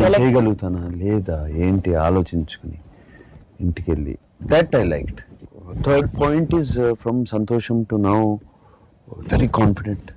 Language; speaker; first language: Telugu; native; Telugu